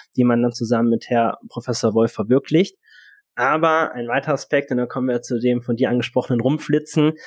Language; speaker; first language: German; native; German